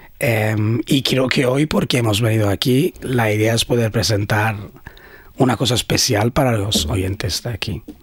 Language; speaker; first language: Spanish; non-native, fluent; Persian